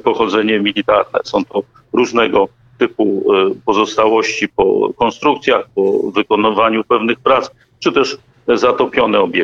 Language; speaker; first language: Polish; native; Polish